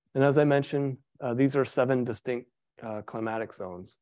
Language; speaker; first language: English; native; English